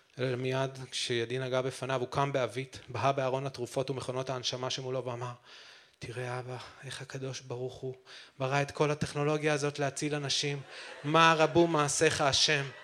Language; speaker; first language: Hebrew; native; Hebrew